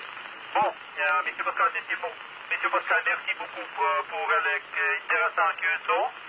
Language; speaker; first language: French; non-native, learner; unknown